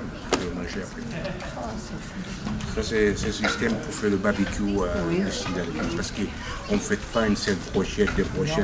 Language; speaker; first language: French; non-native, fluent; Arabic